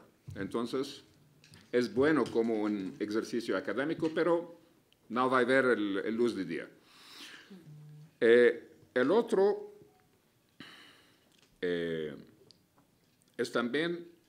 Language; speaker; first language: Spanish; non-native, fluent; Arabic